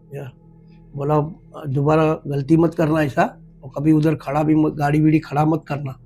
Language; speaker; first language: Hindi; non-native, local second language; Marathi